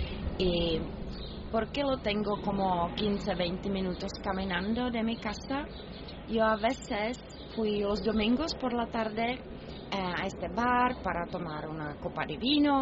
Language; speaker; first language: Spanish; non-native, learner; Czech